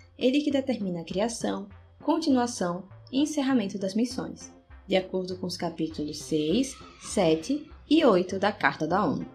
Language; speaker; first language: Portuguese; native; Portuguese